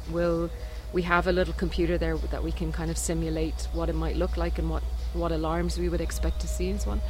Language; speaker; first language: English; native; English